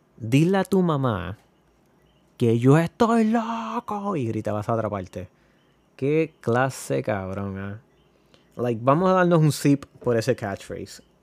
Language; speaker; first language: Spanish; native; Spanish